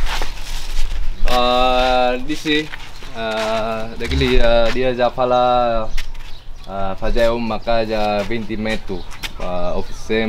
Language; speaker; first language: Portuguese; non-native, learner; Vietnamese